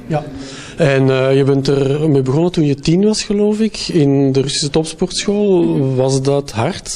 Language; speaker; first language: Dutch; native; Dutch